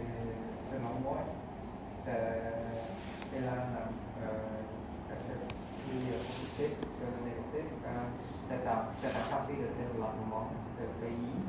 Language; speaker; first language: French; non-native, learner; Khmer